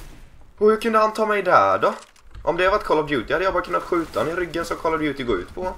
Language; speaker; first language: Swedish; native; Swedish